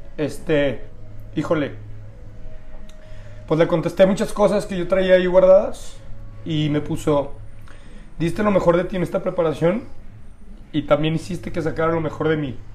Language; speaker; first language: Spanish; native; Spanish